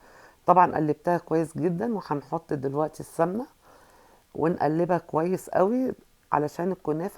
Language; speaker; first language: Arabic; native; Arabic